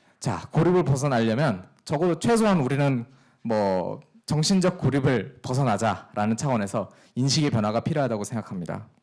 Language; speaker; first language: Korean; early bilingual, heritage; Korean